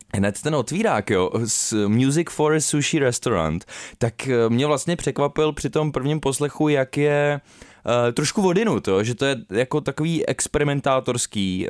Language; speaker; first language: Czech; native; Czech